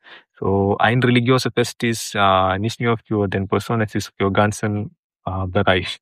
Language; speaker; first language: German; non-native, learner; Malayalam